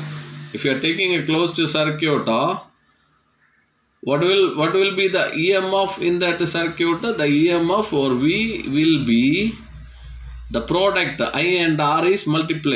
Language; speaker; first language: English; non-native, local second language; Tamil